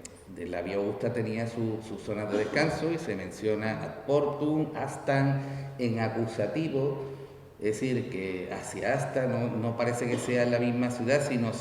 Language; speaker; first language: Spanish; native; Spanish